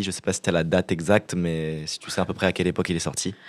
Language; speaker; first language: French; native; French